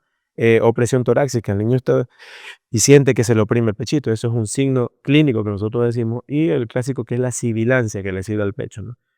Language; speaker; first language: Spanish; native; Spanish